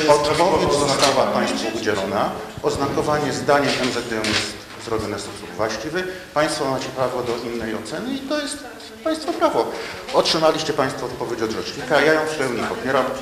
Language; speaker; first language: Polish; native; Polish